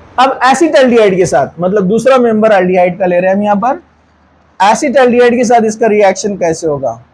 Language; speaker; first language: Hindi; non-native, local second language; Urdu